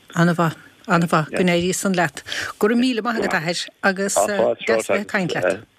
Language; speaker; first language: Irish; native; Irish